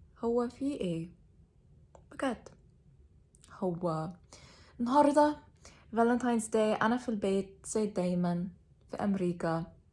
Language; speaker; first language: Egyptian Arabic; non-native, learner; English